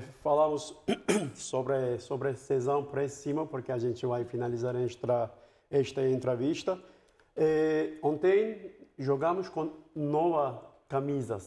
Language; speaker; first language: Portuguese; non-native, fluent; Turkish